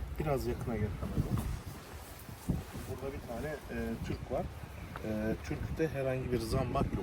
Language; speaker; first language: Turkish; native; Turkish